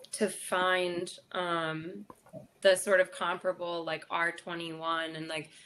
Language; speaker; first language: English; native; English